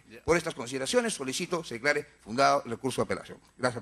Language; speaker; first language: Spanish; native; Spanish